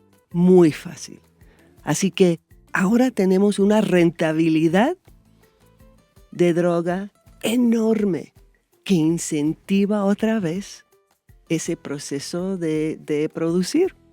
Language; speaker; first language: Spanish; non-native, fluent; English